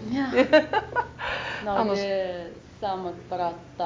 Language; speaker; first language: Dutch; non-native, learner; Arabic